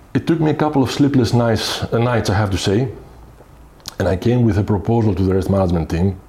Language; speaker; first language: English; non-native, fluent; Greek